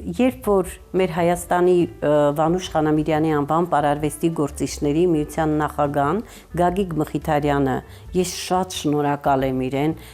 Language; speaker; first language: Armenian; native; Armenian